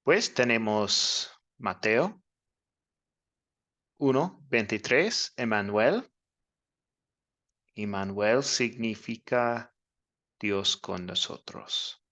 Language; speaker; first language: Spanish; non-native, fluent; English